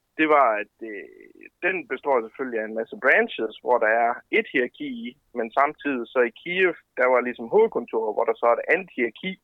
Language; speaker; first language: Danish; native; Danish